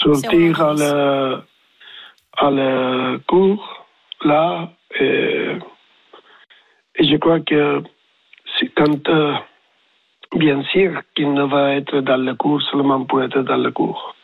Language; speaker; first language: French; non-native, learner; Spanish